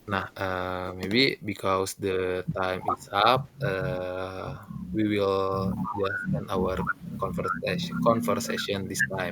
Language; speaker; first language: English; non-native, learner; Indonesian